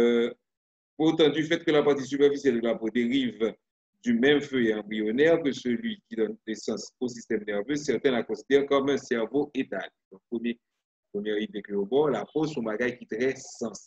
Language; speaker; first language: French; non-native, local second language; Haitian Creole